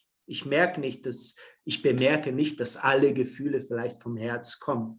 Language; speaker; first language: German; non-native, fluent; Portuguese